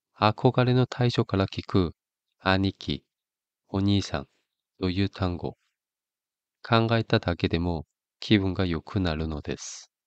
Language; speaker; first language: Japanese; non-native, fluent; Korean